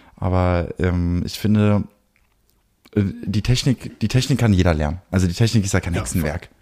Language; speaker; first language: German; early bilingual, heritage; German